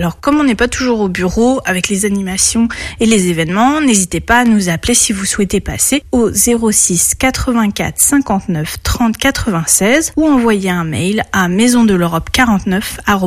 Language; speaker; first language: French; native; French